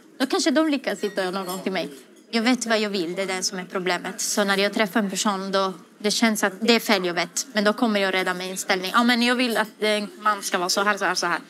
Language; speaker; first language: Swedish; non-native, fluent; Italian